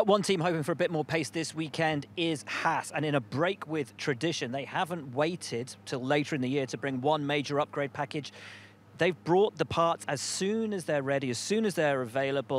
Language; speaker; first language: English; native; English